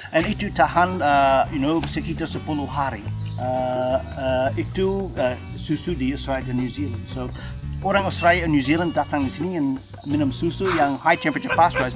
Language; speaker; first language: Indonesian; non-native, fluent; English